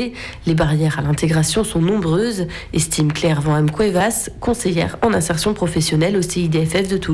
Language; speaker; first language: French; native; French